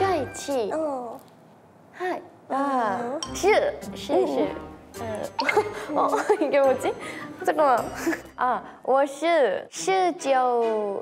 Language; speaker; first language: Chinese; non-native, learner; Korean